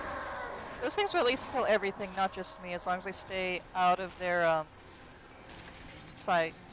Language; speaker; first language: English; native; English